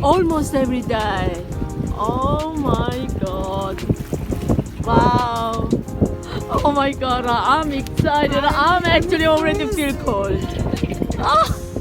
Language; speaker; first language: English; non-native, learner; Korean